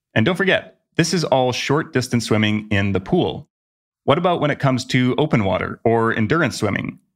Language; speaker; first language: English; native; English